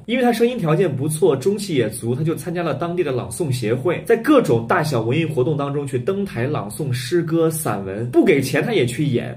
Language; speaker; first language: Chinese; native; Chinese